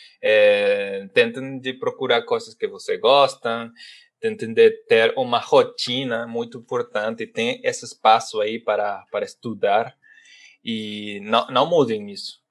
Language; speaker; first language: Portuguese; non-native, fluent; Spanish